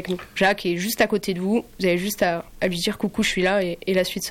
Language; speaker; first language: French; native; French